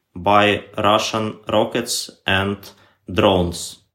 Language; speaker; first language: English; non-native, learner; Ukrainian